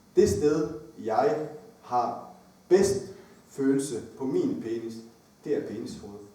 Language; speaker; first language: Danish; early bilingual, other home language; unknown